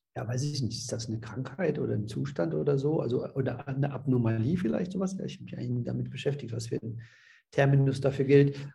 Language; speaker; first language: German; early bilingual, other home language; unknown